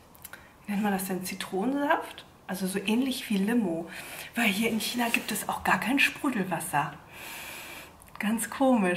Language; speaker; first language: German; native; German